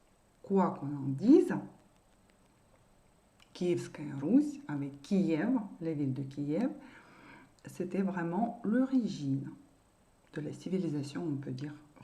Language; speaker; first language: French; non-native, fluent; Russian